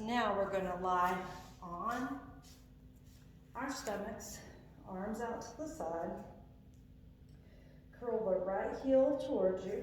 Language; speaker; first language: English; native; English